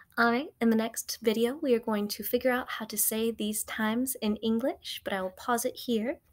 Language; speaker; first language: English; native; English